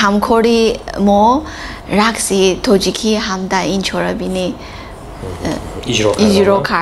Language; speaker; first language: Persian; non-native, learner; Chinese